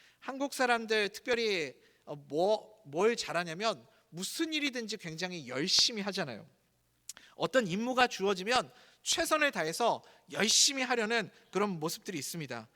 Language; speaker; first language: Korean; native; Korean